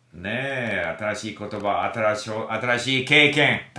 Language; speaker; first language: Japanese; non-native, fluent; English